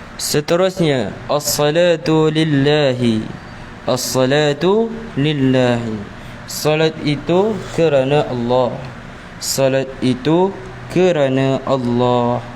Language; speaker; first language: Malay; native; Malay